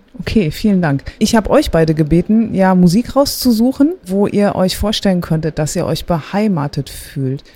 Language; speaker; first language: German; native; German